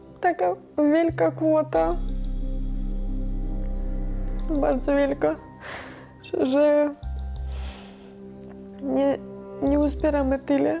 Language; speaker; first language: Polish; non-native, learner; Ukrainian